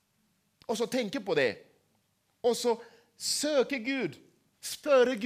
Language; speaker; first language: Swedish; non-native, learner; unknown